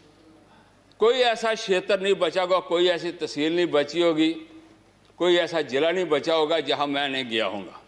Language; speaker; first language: Hindi; non-native, local second language; Dogri